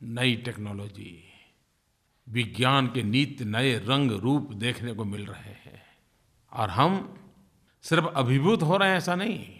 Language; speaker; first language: Hindi; non-native, local second language; Gujarati